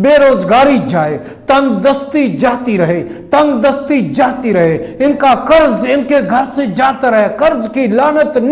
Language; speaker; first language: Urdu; non-native, local second language; Punjabi